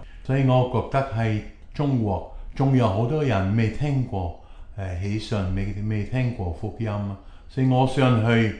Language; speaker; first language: Chinese; non-native, fluent; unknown